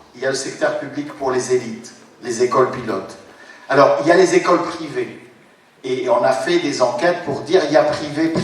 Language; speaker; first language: French; non-native, local second language; Arabic